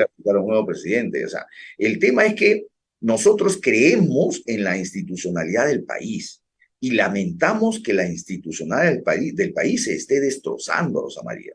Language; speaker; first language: Spanish; native; Spanish